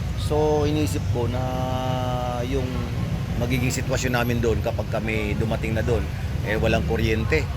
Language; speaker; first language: Filipino; non-native, local second language; Bikol